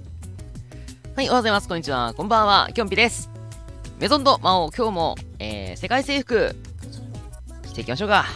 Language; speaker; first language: Japanese; native; Japanese